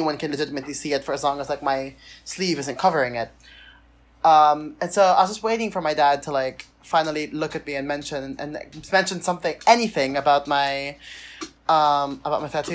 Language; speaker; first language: English; non-native, local second language; Filipino